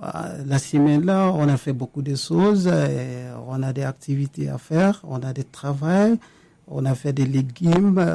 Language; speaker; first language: French; non-native, local second language; Mandingo